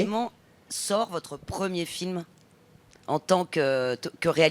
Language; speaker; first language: French; native; French